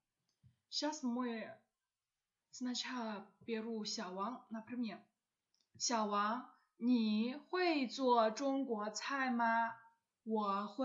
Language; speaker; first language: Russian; non-native, learner; Chinese